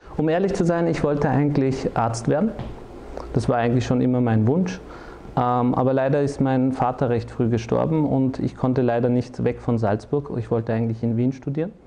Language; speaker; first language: German; early bilingual, other home language; Turkish